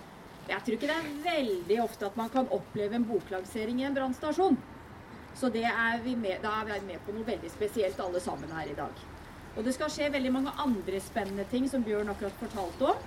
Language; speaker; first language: Norwegian; native; Norwegian